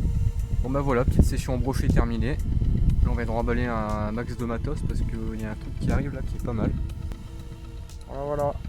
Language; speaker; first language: French; native; French